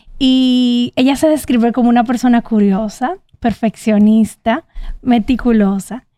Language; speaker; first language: Spanish; native; Spanish